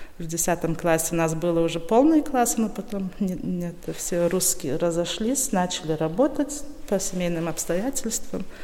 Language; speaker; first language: Russian; native; Russian